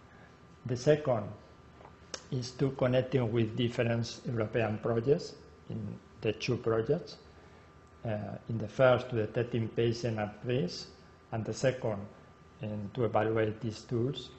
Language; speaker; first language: English; non-native, learner; Spanish